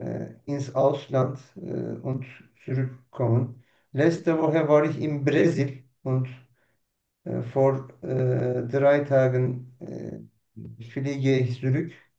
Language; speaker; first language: German; non-native, learner; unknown